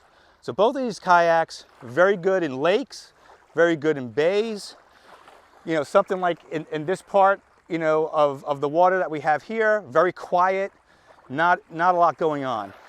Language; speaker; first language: English; native; English